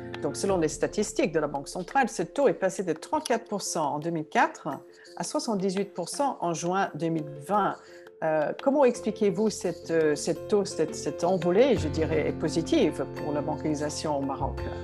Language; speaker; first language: French; native; French